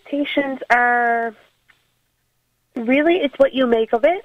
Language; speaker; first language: English; native; English